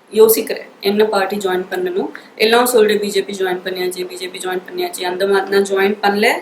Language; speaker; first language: Tamil; non-native, local second language; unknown